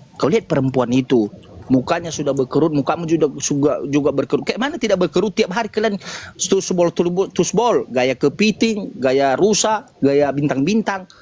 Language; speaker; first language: Indonesian; non-native, local second language; Nias